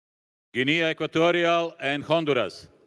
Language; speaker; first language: English; non-native, fluent; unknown